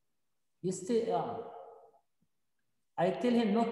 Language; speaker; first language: English; non-native, fluent; Arabic